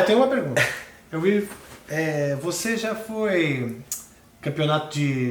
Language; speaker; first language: Portuguese; native; Portuguese